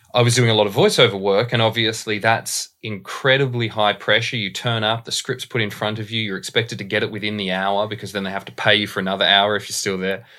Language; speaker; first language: English; native; English